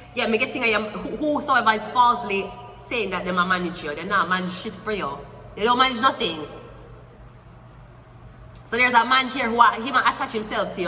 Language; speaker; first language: English; native; English